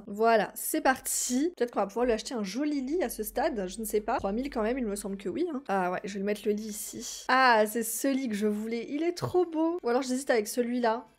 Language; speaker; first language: French; native; French